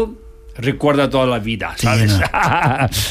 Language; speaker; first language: Spanish; non-native, learner; Tibetan